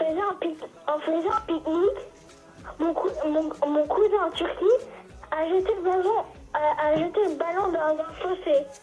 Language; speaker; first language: French; early bilingual, other home language; Turkish